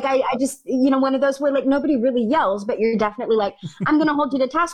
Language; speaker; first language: English; native; English